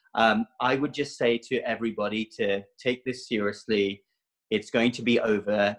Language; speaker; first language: English; native; English